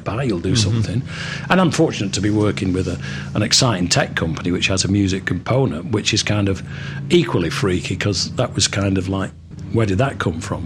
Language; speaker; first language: English; native; English